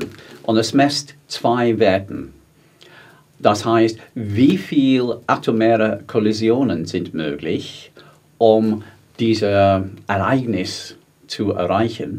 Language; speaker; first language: German; non-native, fluent; English